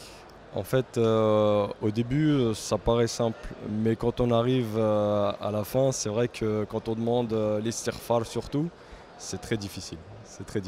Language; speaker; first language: French; early bilingual, other home language; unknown